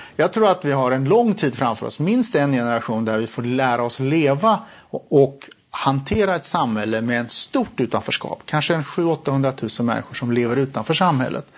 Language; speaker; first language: Swedish; early bilingual, other home language; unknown